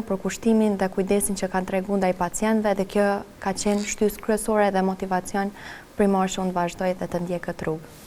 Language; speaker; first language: Albanian; native; Albanian